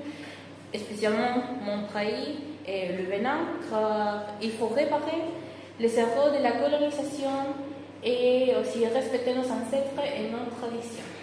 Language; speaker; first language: French; non-native, fluent; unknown